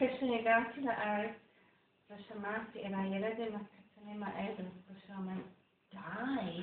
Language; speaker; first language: Hebrew; non-native, learner; English